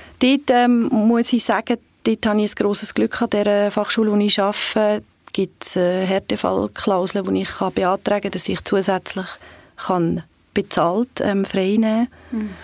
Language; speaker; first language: German; early bilingual, other home language; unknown